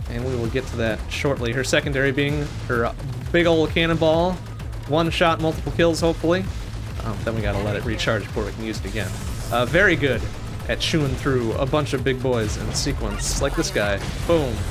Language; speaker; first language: English; native; English